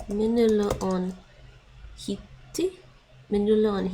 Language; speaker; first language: Finnish; non-native, learner; English